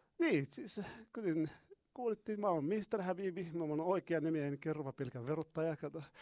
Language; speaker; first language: Finnish; non-native, learner; Arabic